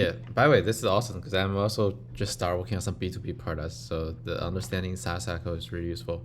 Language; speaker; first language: English; non-native, fluent; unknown